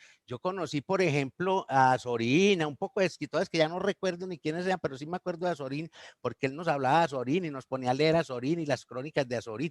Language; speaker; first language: Spanish; native; Spanish